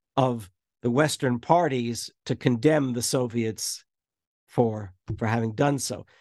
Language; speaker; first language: English; native; English